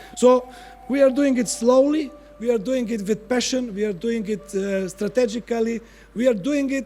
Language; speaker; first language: English; non-native, fluent; Macedonian